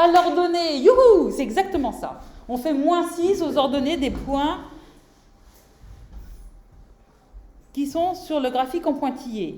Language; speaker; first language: French; native; French